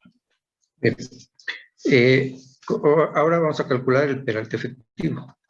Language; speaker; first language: Spanish; native; Spanish